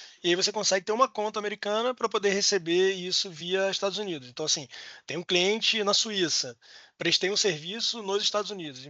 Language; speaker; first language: Portuguese; native; Portuguese